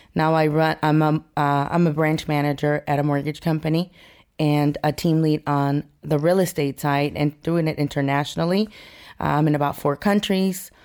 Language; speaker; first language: English; early bilingual, other home language; Spanish